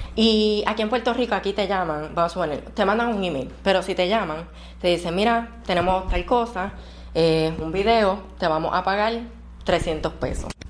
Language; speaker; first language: Spanish; native; Spanish